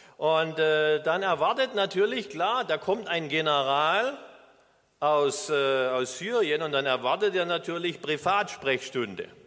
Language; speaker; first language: German; native; German